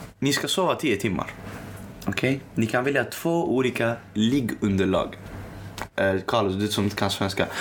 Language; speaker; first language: Swedish; early bilingual, other home language; Arabic